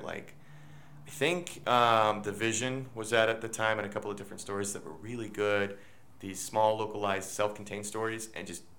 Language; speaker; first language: English; native; English